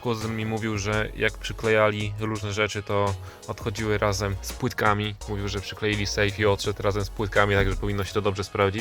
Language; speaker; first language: Polish; native; Polish